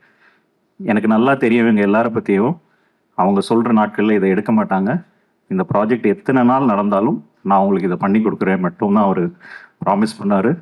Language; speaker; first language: Tamil; native; Tamil